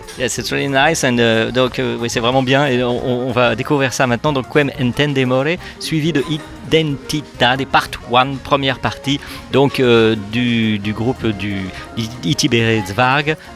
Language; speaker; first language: French; native; French